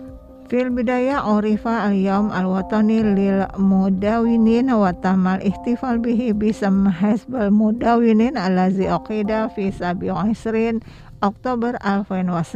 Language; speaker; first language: Arabic; non-native, fluent; Indonesian